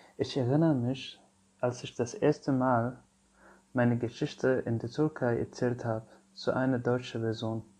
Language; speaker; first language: German; non-native, fluent; Arabic